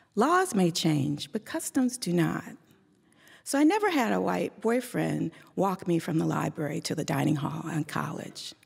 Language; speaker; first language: English; native; English